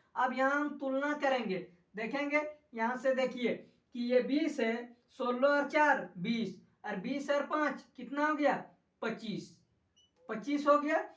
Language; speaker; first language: Hindi; native; Hindi